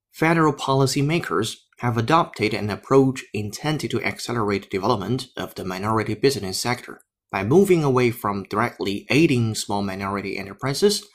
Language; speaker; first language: English; non-native, fluent; Chinese